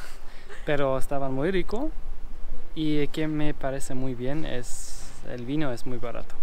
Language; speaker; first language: Spanish; non-native, learner; German